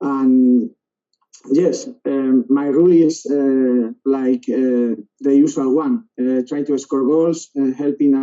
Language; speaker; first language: English; non-native, learner; Spanish